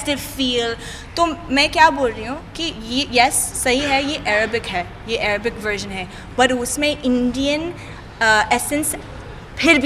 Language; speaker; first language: Hindi; non-native, fluent; English